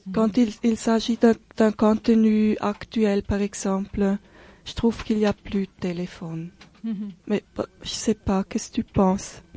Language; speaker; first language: French; non-native, local second language; German